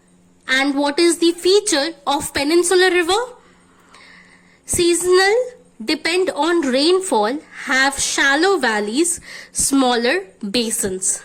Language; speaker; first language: English; non-native, local second language; Hindi